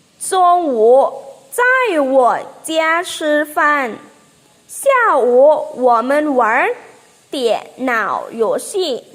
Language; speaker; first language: Chinese; non-native, fluent; Thai